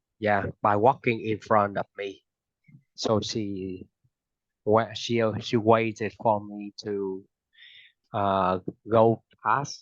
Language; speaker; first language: English; non-native, fluent; Vietnamese